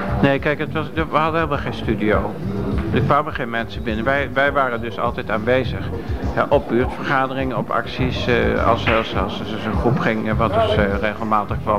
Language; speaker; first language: Dutch; native; Dutch